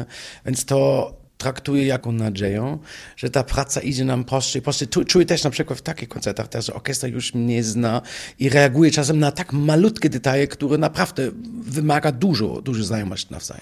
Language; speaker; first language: Polish; non-native, fluent; German